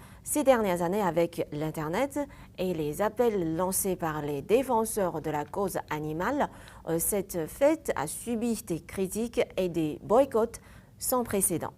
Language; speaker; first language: French; non-native, fluent; Chinese